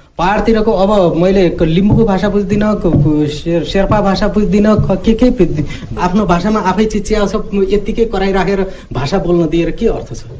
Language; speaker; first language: Nepali; non-native, local second language; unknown